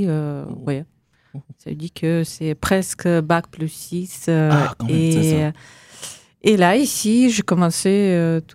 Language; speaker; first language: French; non-native, learner; Russian